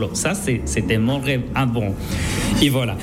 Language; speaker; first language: French; non-native, learner; Spanish